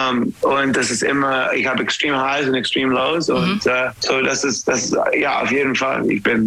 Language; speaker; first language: German; non-native, fluent; English